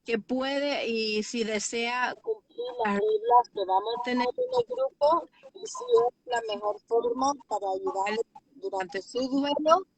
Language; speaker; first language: Spanish; early bilingual, heritage; Spanish